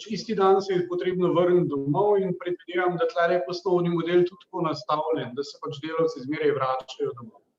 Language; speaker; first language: Slovenian; native; Slovenian